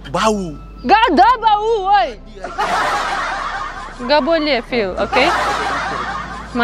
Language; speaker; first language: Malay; non-native, learner; Russian